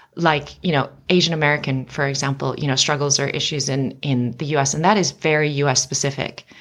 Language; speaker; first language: English; native; English